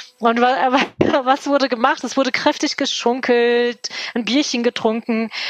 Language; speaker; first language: German; early bilingual, other home language; Turkish